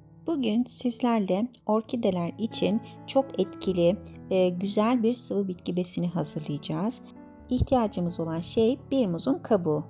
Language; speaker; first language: Turkish; native; Turkish